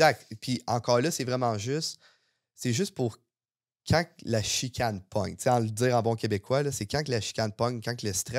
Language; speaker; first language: French; native; French